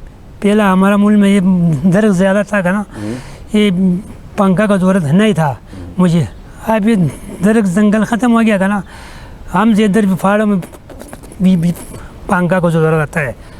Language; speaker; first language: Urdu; non-native, local second language; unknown